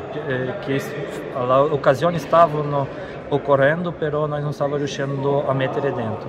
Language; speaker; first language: Italian; non-native, fluent; Portuguese